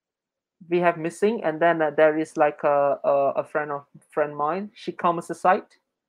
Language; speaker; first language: English; non-native, local second language; Malay